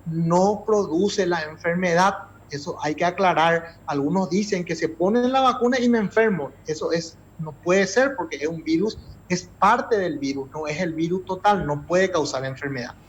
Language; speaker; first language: Spanish; native; Spanish